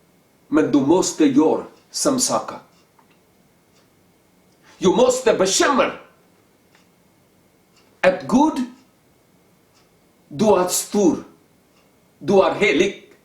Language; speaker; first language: Swedish; non-native, learner; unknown